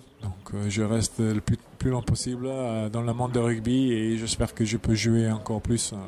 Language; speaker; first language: French; non-native, fluent; English